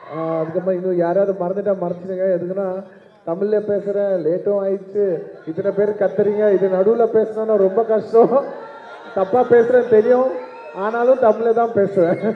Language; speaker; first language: Tamil; non-native, local second language; Telugu